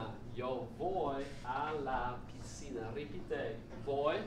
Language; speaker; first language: Spanish; non-native, fluent; English